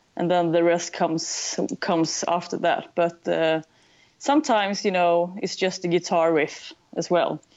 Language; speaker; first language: English; non-native, fluent; Swedish